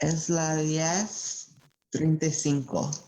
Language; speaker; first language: Spanish; non-native, learner; English